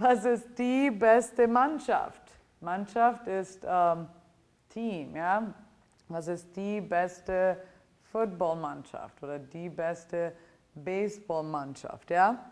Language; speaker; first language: German; non-native, fluent; Italian